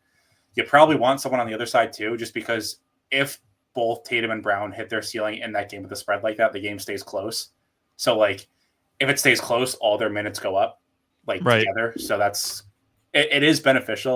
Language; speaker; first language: English; native; English